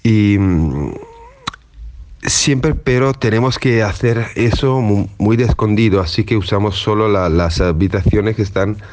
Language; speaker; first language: Spanish; non-native, fluent; Italian